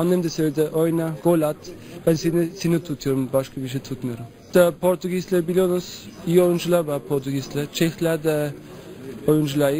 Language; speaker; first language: Turkish; early bilingual, heritage; Turkish